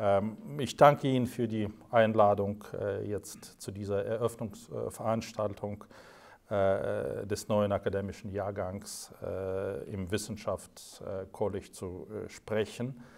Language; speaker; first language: German; non-native, fluent; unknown